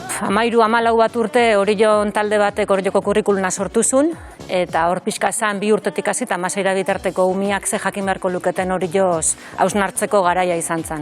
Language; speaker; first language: Basque; native; Basque